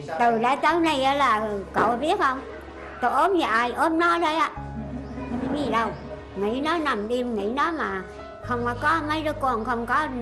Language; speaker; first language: Vietnamese; native; Vietnamese